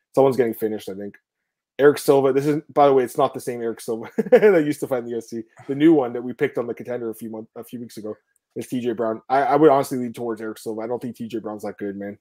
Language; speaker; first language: English; non-native, fluent; Dutch